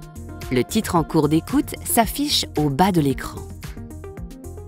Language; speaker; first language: French; native; French